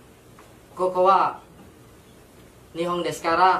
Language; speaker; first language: Japanese; non-native, learner; Indonesian